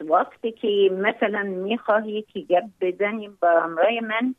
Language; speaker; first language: Persian; non-native, fluent; Arabic